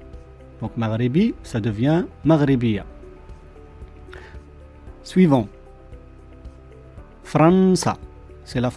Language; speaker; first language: French; non-native, local second language; Arabic